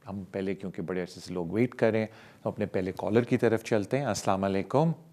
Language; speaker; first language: Urdu; native; Urdu